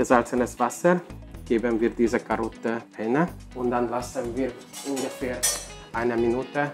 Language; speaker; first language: German; non-native, learner; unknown